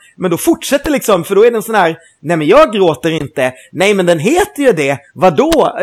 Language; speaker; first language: Swedish; native; Swedish